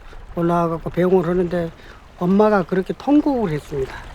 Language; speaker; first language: Korean; native; Korean